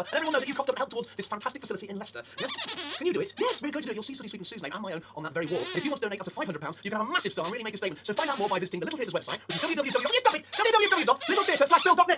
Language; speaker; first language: English; native; English